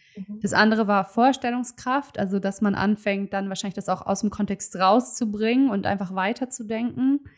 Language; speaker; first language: German; native; German